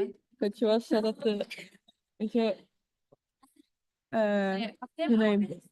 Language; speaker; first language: Japanese; non-native, learner; German